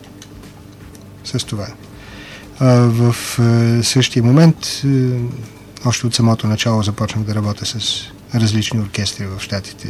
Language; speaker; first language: Bulgarian; native; Bulgarian